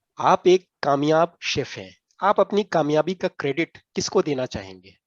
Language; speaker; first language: Hindi; native; Hindi